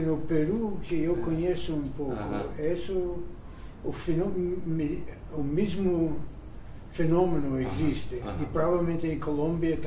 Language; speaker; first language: Portuguese; non-native, fluent; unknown